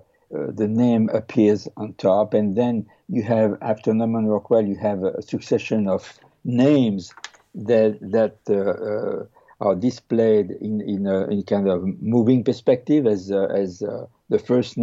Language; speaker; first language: English; non-native, fluent; French